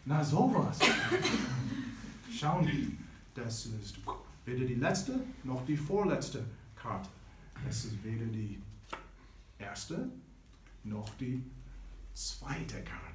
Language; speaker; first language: German; non-native, fluent; English